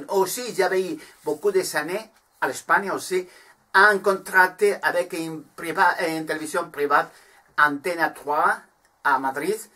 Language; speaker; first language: French; non-native, learner; Spanish